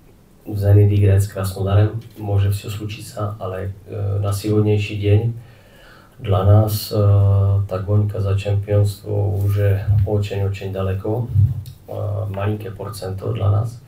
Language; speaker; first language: Russian; non-native, fluent; Czech